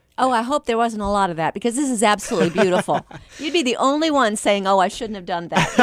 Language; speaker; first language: English; native; English